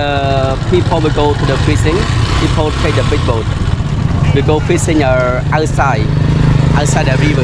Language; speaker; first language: English; non-native, learner; Khmer